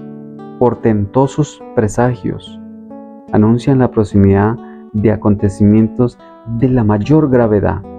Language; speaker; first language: Spanish; native; Spanish